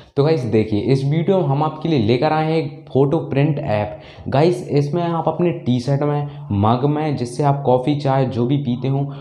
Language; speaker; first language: Hindi; native; Hindi